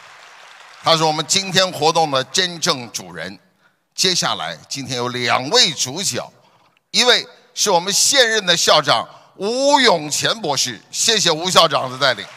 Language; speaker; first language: Chinese; native; Chinese